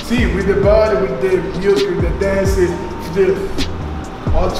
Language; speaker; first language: English; non-native, learner; Portuguese